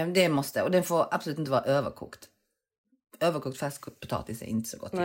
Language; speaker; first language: Swedish; early bilingual, other home language; Korean